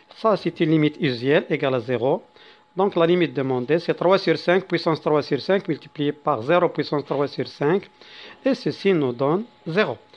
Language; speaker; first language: French; non-native, local second language; Arabic